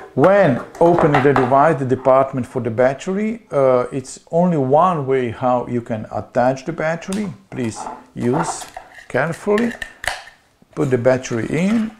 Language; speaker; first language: English; non-native, learner; Slovenian